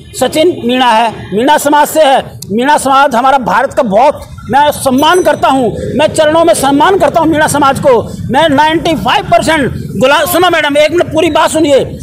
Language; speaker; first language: Hindi; native; Hindi